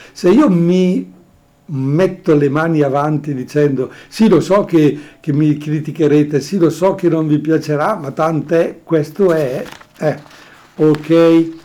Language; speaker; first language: Italian; native; Italian